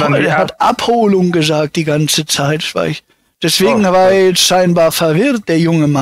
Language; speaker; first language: German; native; German